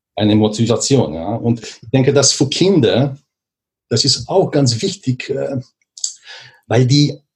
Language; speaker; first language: German; non-native, learner; Polish